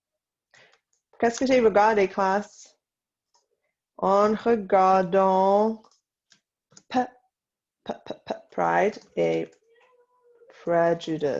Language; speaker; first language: French; non-native, fluent; English